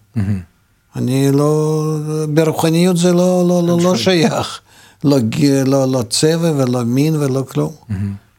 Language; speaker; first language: Hebrew; non-native, fluent; Russian